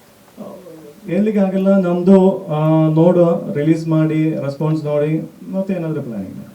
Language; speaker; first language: Kannada; non-native, local second language; Malayalam